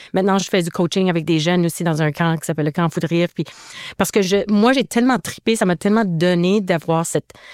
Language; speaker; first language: French; native; French